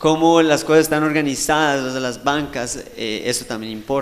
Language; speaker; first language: Spanish; native; Spanish